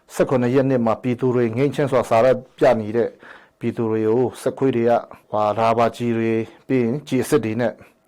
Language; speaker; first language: Burmese; non-native, local second language; Hakha Chin